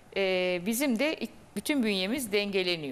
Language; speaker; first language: Turkish; native; Turkish